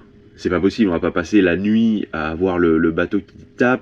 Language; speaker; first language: French; native; French